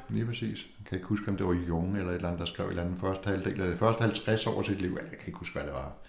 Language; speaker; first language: Danish; native; Danish